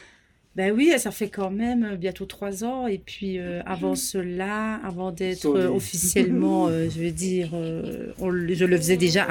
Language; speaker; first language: French; native; French